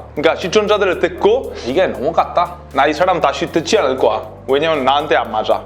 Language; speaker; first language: Korean; non-native, fluent; Italian